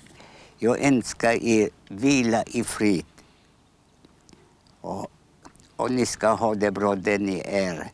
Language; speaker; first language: Swedish; non-native, fluent; Polish